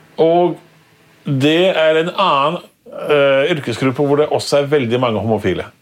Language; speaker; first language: Norwegian; native; Norwegian